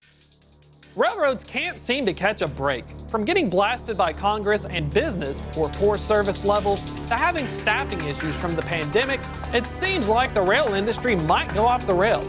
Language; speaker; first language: English; native; English